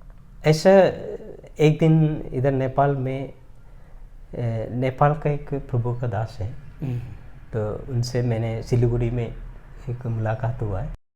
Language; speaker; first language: Hindi; non-native, local second language; Malayalam